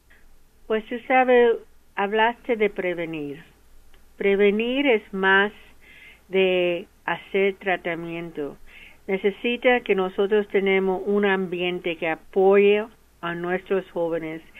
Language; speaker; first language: Spanish; early bilingual, heritage; English